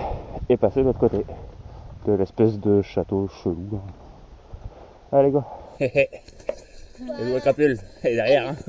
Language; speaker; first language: French; native; French